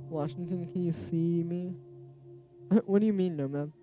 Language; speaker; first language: English; native; English